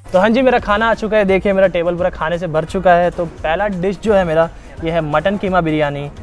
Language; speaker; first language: Hindi; non-native, local second language; Telugu